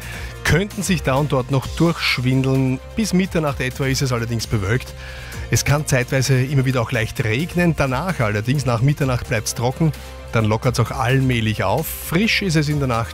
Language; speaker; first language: German; native; German